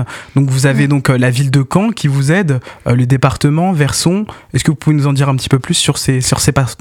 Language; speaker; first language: French; native; French